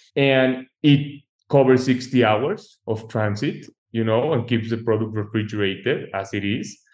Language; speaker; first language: English; non-native, fluent; Spanish